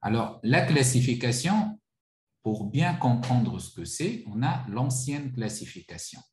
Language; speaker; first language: French; non-native, local second language; Arabic